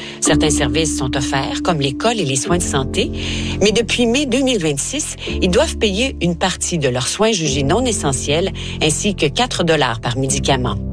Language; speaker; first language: French; native; French